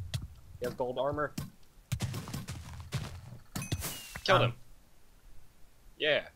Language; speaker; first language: English; native; English